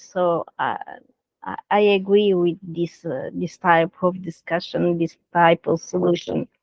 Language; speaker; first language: English; non-native, learner; Italian